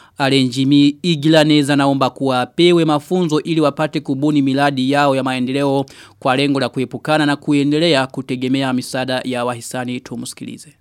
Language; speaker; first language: Swahili; non-native, local second language; Rundi